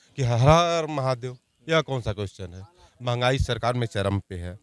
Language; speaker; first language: Hindi; native; Hindi